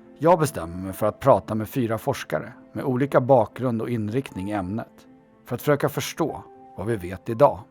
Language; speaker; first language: Swedish; native; Swedish